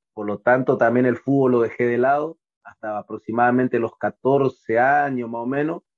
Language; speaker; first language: Spanish; native; Spanish